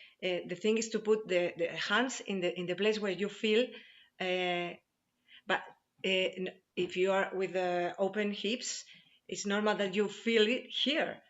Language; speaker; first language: English; non-native, learner; Spanish